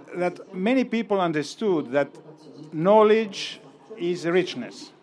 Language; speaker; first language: English; non-native, fluent; Greek